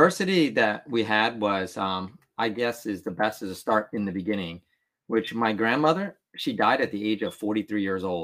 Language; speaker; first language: English; early bilingual, other home language; Vietnamese